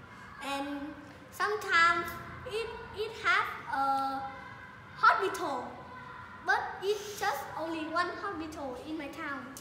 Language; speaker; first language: English; non-native, learner; Vietnamese